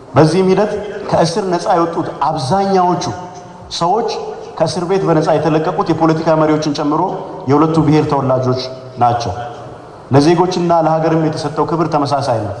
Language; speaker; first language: Amharic; non-native, local second language; Oromo